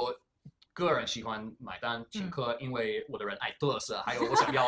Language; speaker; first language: Chinese; early bilingual, heritage; English